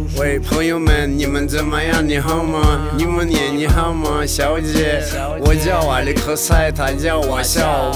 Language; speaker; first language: Chinese; non-native, learner; Russian